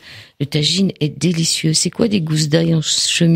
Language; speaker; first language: French; native; French